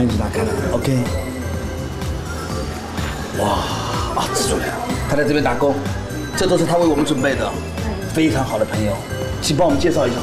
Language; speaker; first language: Chinese; native; Chinese